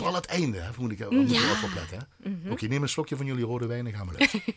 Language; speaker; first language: Dutch; native; Dutch